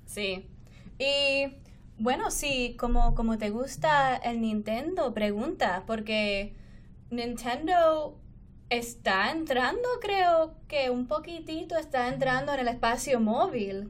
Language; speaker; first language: Spanish; non-native, fluent; English